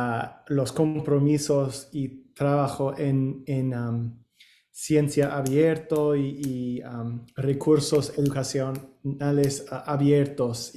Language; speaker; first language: Spanish; non-native, learner; English